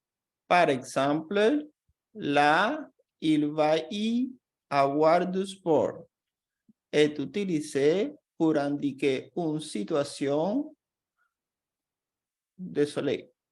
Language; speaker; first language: French; non-native, fluent; Portuguese